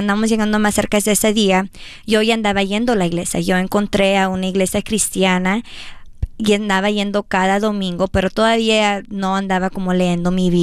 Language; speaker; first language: Spanish; early bilingual, heritage; Spanish